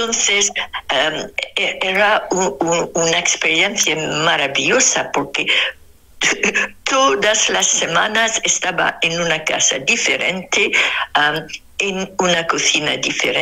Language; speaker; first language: Spanish; non-native, fluent; Arabic